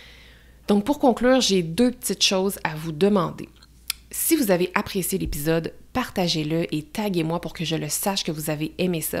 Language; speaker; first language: French; native; French